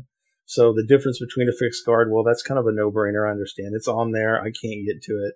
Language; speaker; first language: English; native; English